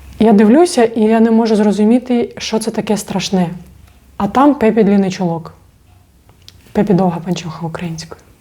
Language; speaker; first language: Ukrainian; non-native, local second language; Russian